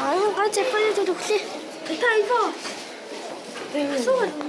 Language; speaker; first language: Korean; non-native, learner; Mongolian